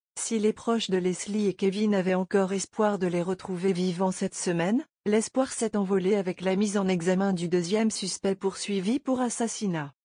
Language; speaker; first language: French; native; French